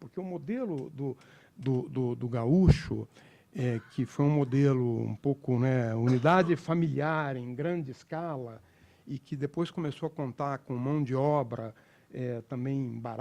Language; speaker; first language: Portuguese; native; Portuguese